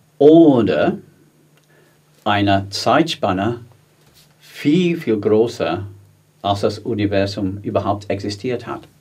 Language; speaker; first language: German; non-native, fluent; English